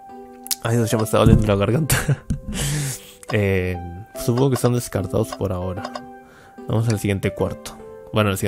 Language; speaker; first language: Spanish; native; Spanish